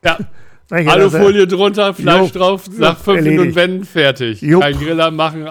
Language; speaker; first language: German; native; German